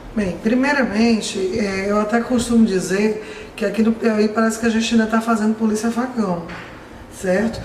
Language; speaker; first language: Portuguese; native; Portuguese